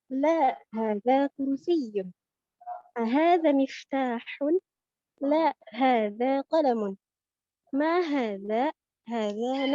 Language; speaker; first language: Arabic; non-native, learner; Indonesian